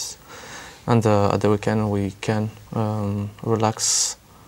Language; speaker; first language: English; non-native, learner; French